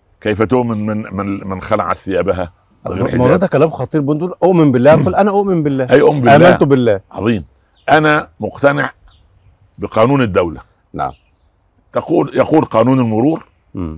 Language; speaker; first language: Arabic; native; Arabic